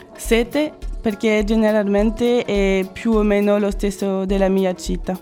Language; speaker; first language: Italian; non-native, learner; French